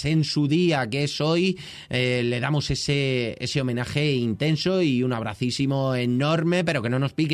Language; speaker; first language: Spanish; native; Spanish